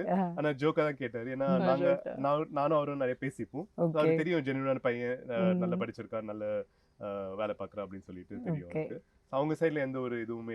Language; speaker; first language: Tamil; native; Tamil